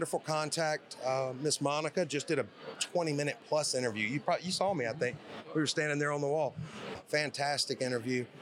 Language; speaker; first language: English; native; English